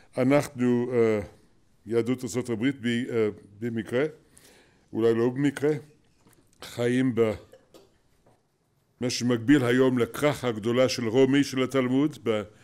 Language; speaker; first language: Hebrew; non-native, fluent; English